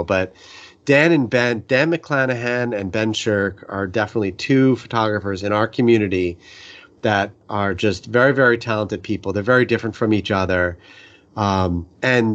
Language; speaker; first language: English; native; English